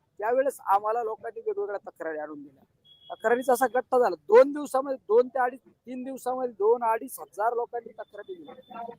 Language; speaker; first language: Marathi; native; Marathi